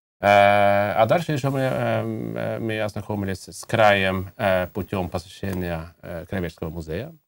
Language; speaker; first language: Russian; native; Russian